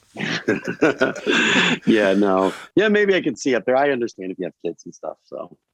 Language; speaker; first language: English; native; English